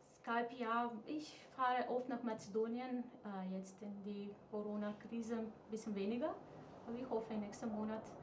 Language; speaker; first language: German; non-native, fluent; Macedonian